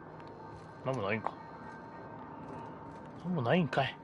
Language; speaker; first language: Japanese; native; Japanese